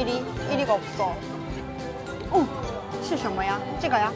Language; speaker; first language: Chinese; non-native, learner; Korean